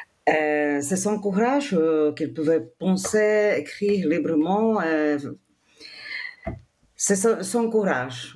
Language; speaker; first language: French; non-native, fluent; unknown